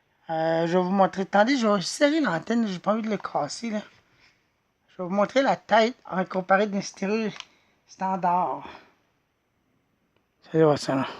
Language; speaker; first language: French; native; French